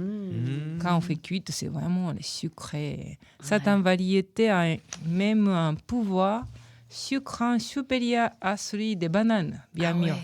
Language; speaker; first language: French; non-native, learner; Japanese